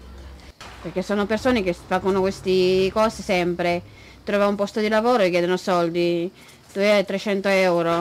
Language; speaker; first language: Italian; non-native, learner; Romanian